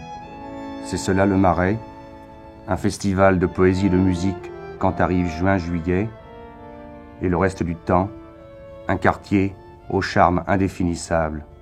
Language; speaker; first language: French; native; French